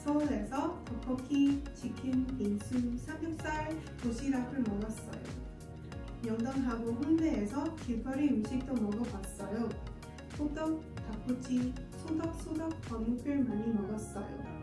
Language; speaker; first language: Korean; non-native, learner; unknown